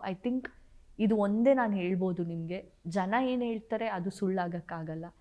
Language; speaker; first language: Kannada; non-native, local second language; Tulu